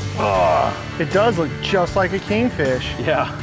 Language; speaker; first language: English; native; English